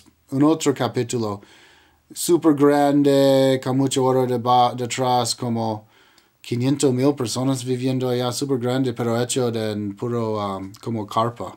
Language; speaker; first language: Spanish; non-native, learner; English